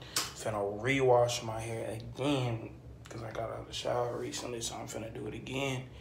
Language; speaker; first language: English; native; English